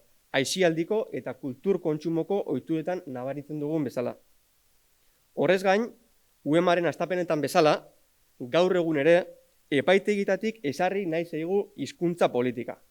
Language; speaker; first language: Basque; native; Basque